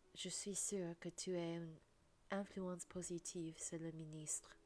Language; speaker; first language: French; non-native, learner; English